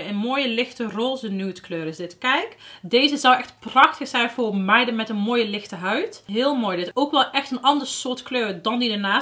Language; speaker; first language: Dutch; native; Dutch